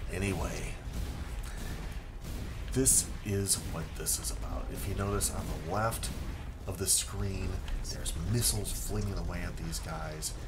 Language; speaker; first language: English; native; English